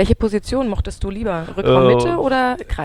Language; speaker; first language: German; native; German